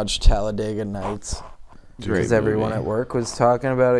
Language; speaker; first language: English; native; English